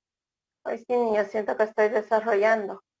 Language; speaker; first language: Spanish; native; Spanish